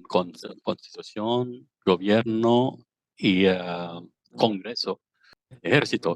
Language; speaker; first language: Spanish; non-native, fluent; Filipino